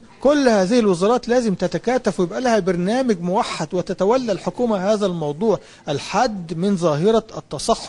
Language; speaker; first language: Arabic; native; Arabic